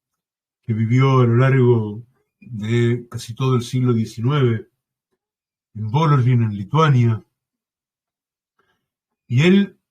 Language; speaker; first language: Spanish; native; Spanish